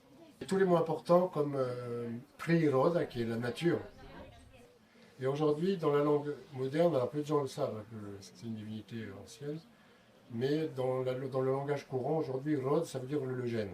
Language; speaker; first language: French; early bilingual, heritage; French